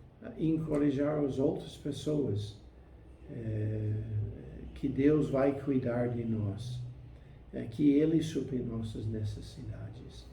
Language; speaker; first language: Portuguese; non-native, fluent; English